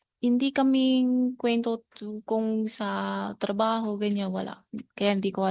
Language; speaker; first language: Filipino; non-native, learner; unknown